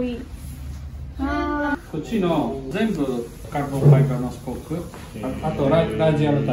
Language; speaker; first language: Japanese; non-native, learner; Italian